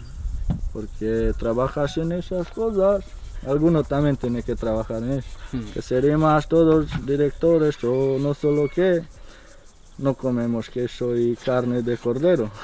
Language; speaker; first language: Spanish; non-native, fluent; Romanian